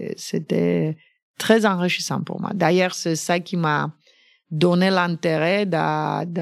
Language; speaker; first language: French; non-native, fluent; Greek